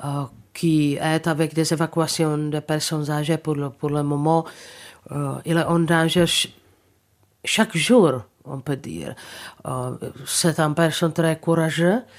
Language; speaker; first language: French; non-native, fluent; Czech